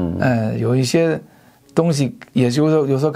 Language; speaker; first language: Chinese; native; Chinese